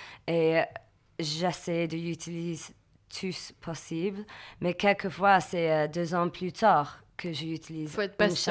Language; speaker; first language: French; non-native, learner; English